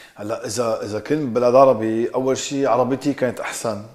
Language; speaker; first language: Arabic; early bilingual, heritage; Arabic